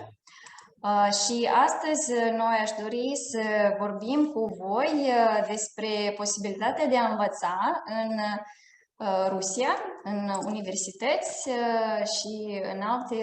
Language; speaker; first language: Romanian; non-native, fluent; Russian